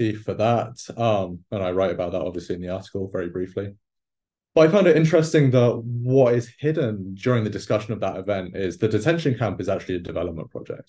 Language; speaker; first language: English; native; English